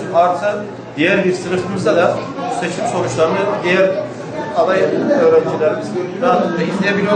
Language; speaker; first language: Turkish; native; Turkish